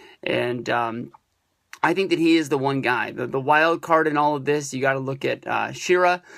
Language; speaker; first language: English; native; English